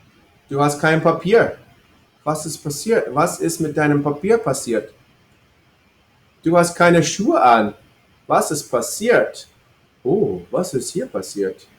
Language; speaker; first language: German; non-native, fluent; English